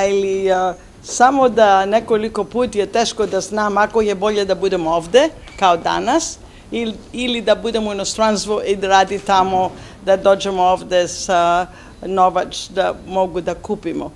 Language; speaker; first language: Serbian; non-native, learner; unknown